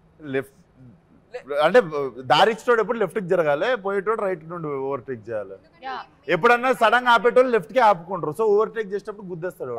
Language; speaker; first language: Telugu; native; Telugu